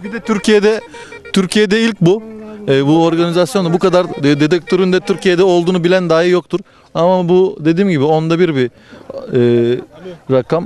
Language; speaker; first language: Turkish; native; Turkish